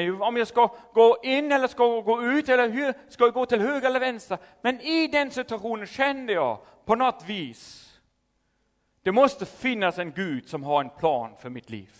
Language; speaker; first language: Swedish; non-native, fluent; German